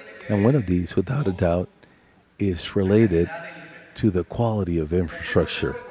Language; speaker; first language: English; non-native, fluent; Spanish